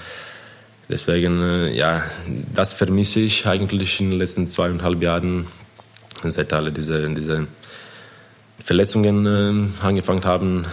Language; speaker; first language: German; non-native, fluent; Croatian